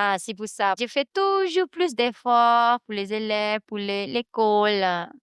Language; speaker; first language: French; non-native, fluent; Malay